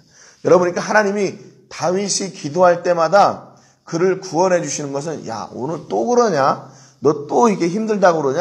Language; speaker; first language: Korean; native; Korean